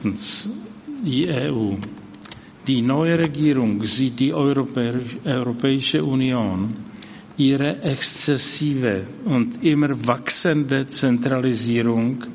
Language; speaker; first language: German; non-native, fluent; Czech